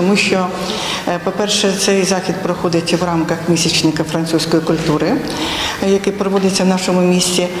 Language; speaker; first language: Ukrainian; native; Ukrainian